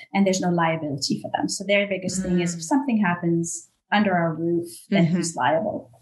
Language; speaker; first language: English; native; English